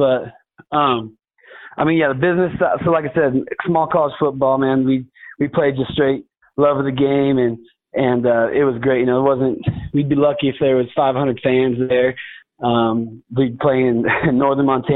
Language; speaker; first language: English; native; English